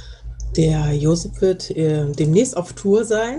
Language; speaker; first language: German; native; German